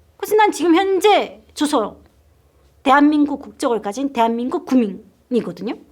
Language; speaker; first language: Korean; native; Korean